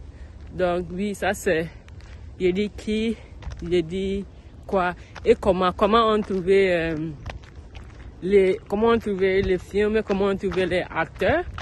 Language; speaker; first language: French; non-native, learner; English